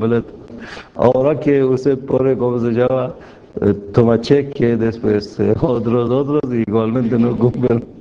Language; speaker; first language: Spanish; non-native, fluent; Persian